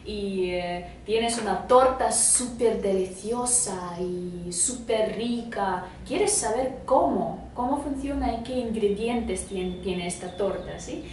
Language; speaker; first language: Spanish; non-native, fluent; Russian